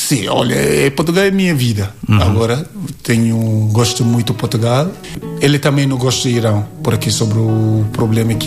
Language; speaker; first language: Portuguese; non-native, learner; Yoruba